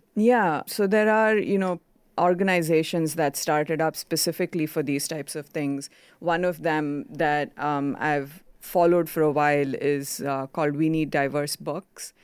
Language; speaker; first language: English; non-native, local second language; Konkani